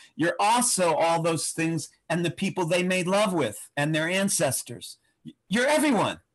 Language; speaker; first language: English; native; English